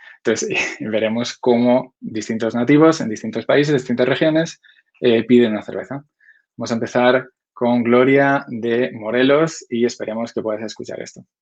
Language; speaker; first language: Spanish; native; Spanish